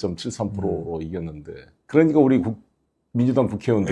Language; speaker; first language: Korean; native; Korean